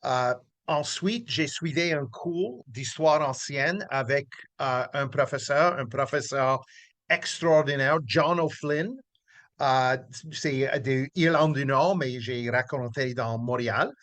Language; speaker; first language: French; non-native, local second language; English